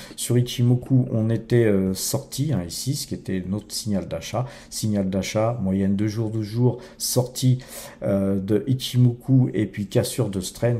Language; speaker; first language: French; native; French